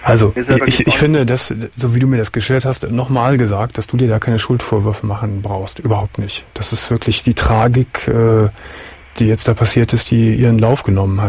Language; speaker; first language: German; native; German